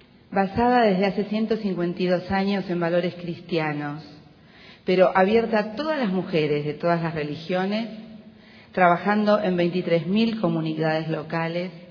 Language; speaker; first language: Spanish; native; Spanish